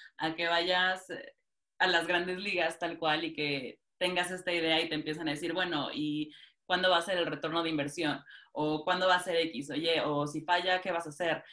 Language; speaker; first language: Spanish; native; Spanish